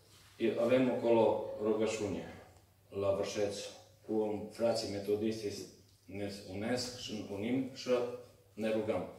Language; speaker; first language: Romanian; non-native, learner; Serbian